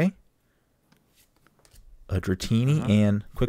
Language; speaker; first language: English; native; English